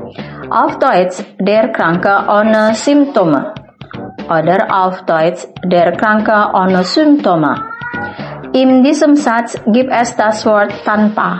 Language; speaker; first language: German; non-native, fluent; Indonesian